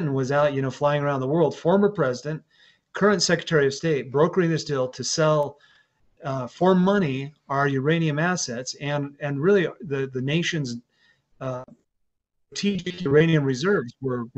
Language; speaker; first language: English; native; English